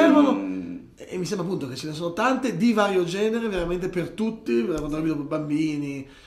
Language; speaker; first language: Italian; native; Italian